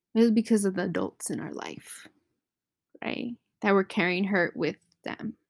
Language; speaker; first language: English; early bilingual, other home language; Spanish